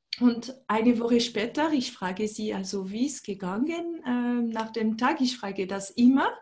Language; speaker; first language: German; non-native, fluent; French